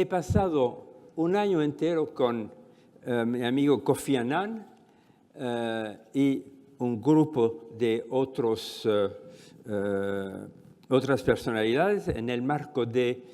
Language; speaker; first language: Spanish; non-native, fluent; French